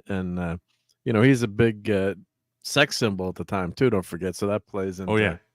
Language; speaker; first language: English; native; English